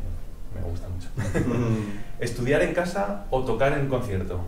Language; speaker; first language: Spanish; native; Spanish